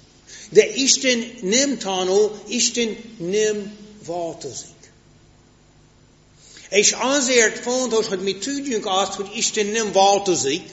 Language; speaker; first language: Hungarian; non-native, fluent; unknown